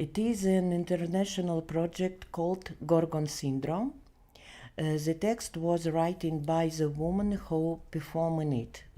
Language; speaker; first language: English; non-native, learner; Belarusian